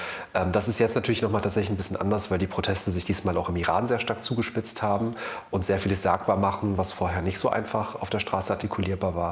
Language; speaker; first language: German; native; German